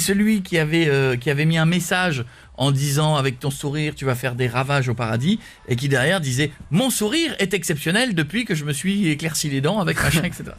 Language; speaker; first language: French; native; French